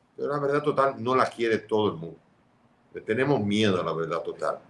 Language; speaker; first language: Spanish; early bilingual, other home language; Catalan